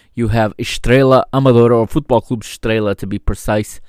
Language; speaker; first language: English; native; English